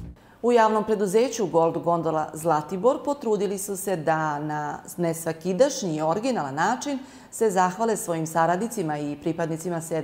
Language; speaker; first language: Serbian; native; Serbian